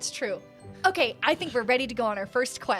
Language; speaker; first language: English; native; English